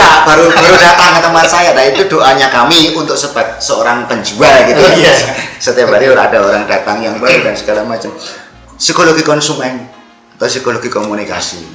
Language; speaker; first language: Indonesian; non-native, local second language; Javanese